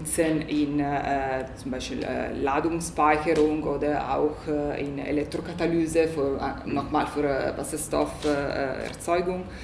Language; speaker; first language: German; non-native, learner; Italian